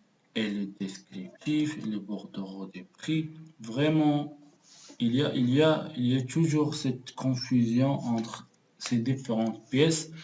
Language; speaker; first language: French; non-native, local second language; Arabic